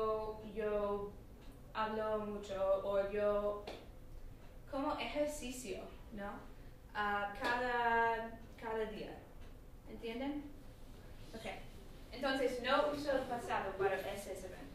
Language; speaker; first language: Spanish; non-native, learner; English